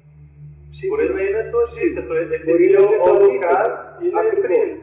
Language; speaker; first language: Greek; non-native, fluent; Portuguese